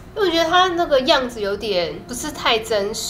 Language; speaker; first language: Chinese; native; Chinese